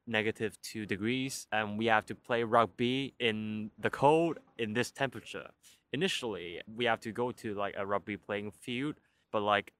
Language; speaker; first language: English; non-native, local second language; Cantonese